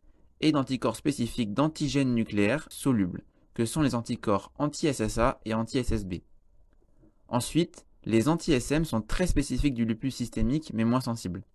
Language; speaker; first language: French; native; French